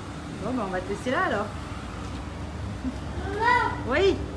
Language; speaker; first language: French; native; French